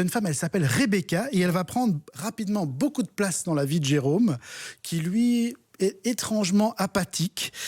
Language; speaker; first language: French; native; French